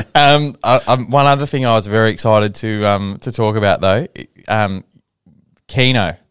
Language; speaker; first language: English; native; English